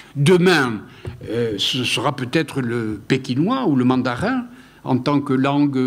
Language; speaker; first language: French; non-native, local second language; Occitan